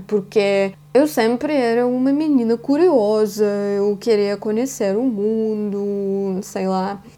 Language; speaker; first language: Portuguese; non-native, fluent; Russian